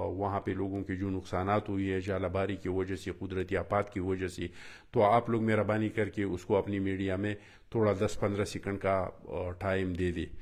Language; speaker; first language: Urdu; non-native, local second language; Pashto